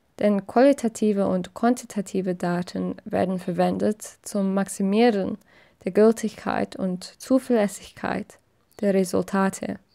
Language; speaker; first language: German; non-native, fluent; English